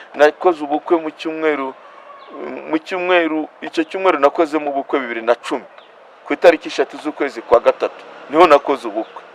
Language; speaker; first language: Kinyarwanda; non-native, local second language; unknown